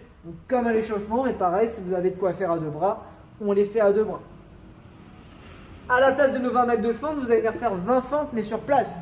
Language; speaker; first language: French; native; French